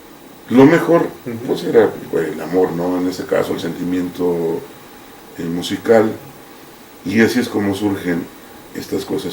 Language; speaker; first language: Spanish; native; Spanish